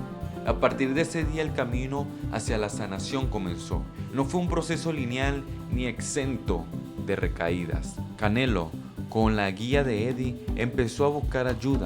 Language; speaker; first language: Spanish; native; Spanish